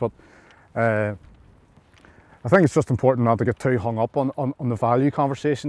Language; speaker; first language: English; native; English